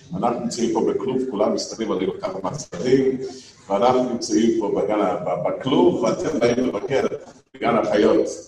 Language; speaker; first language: Hebrew; non-native, fluent; English